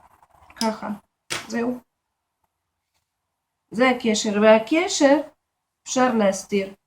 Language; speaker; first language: Hebrew; non-native, fluent; Russian